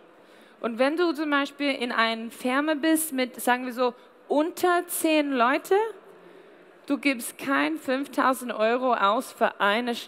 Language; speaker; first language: German; non-native, fluent; English